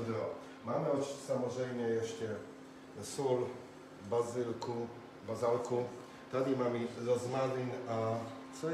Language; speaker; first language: Czech; non-native, fluent; Polish